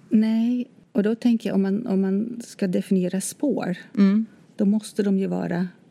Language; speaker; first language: Swedish; non-native, fluent; Dutch